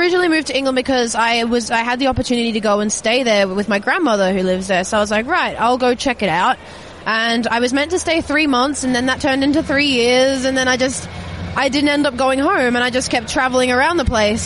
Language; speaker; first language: English; native; English